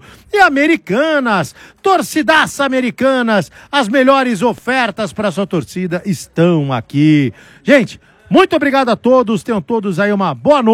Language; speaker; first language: Portuguese; native; Portuguese